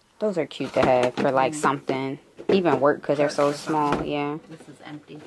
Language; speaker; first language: English; native; English